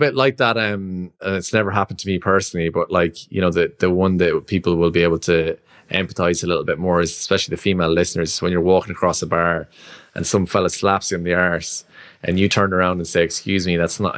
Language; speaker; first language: English; native; English